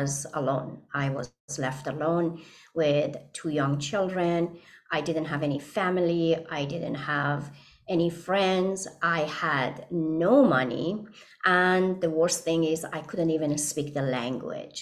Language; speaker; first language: English; non-native, fluent; Persian